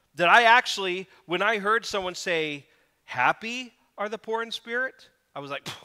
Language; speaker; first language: English; native; English